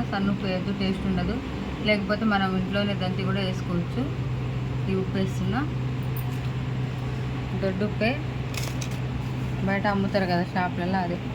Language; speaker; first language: Telugu; native; Telugu